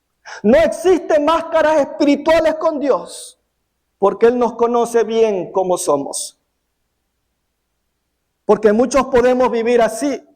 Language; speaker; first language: Spanish; native; Spanish